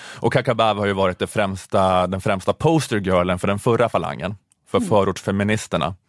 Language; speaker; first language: Swedish; native; Swedish